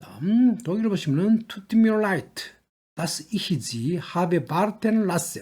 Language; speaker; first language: German; non-native, learner; Korean